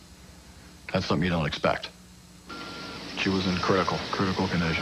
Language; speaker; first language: English; native; English